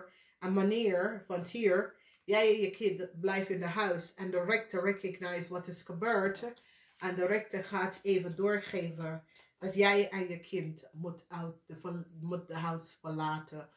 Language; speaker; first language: Dutch; non-native, fluent; English